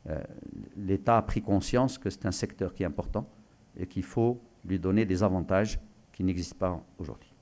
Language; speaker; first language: French; non-native, local second language; Arabic